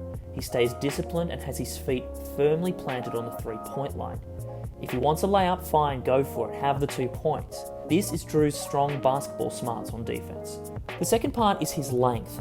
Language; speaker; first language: English; native; English